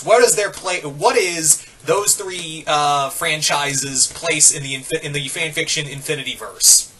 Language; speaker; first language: English; native; English